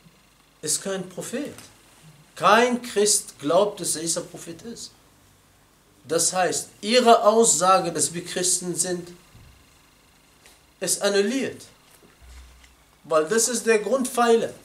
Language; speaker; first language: German; non-native, fluent; Arabic